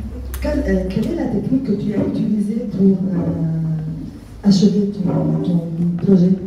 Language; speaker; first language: French; non-native, local second language; Arabic